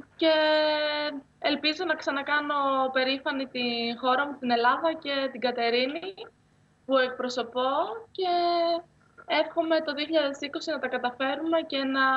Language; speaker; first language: Greek; native; Greek